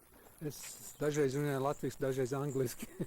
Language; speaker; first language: Latvian; early bilingual, heritage; Latvian